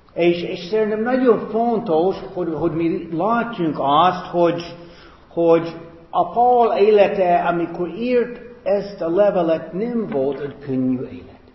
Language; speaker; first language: Hungarian; non-native, fluent; English